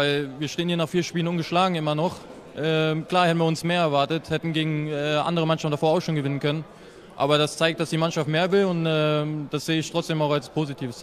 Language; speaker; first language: German; native; German